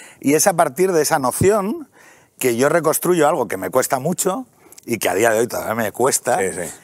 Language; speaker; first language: Spanish; native; Spanish